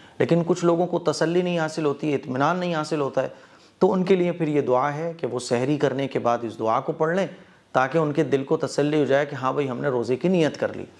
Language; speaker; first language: Urdu; native; Urdu